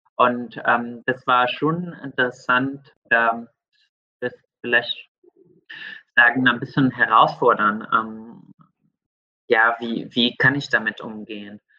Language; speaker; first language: German; non-native, fluent; Arabic